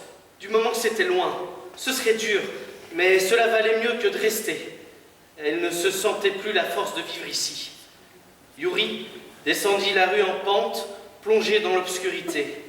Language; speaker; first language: French; native; French